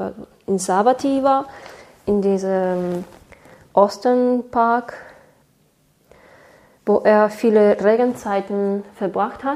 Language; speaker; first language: German; non-native, fluent; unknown